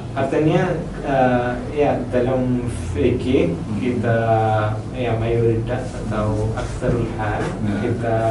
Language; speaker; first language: Indonesian; non-native, learner; Malayalam